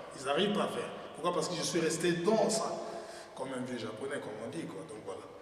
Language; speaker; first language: French; non-native, local second language; Lingala